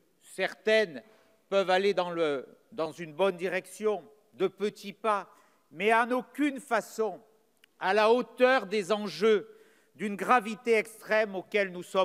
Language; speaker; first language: French; native; French